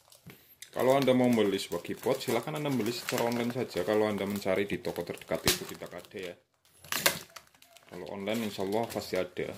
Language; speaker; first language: Indonesian; native; Indonesian